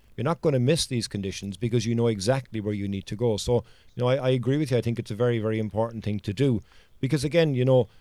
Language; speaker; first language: English; native; English